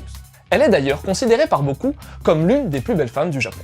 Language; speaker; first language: French; native; French